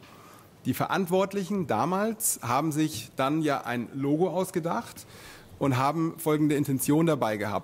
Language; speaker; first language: German; native; German